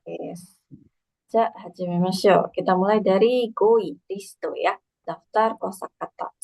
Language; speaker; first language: Indonesian; native; Indonesian